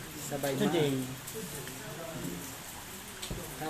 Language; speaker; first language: Thai; non-native, fluent; Filipino